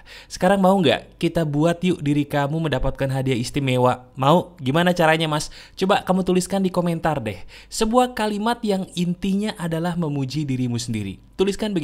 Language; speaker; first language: Indonesian; native; Indonesian